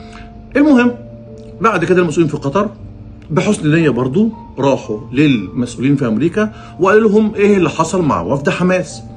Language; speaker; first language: Arabic; native; Arabic